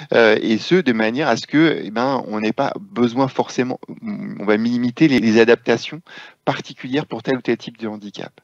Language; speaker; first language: French; native; French